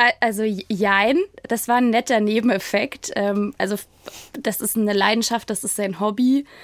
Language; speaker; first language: German; native; German